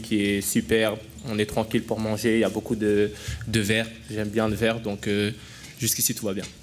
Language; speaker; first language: French; native; French